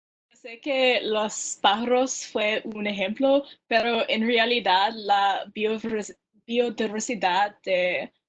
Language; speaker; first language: Spanish; non-native, learner; English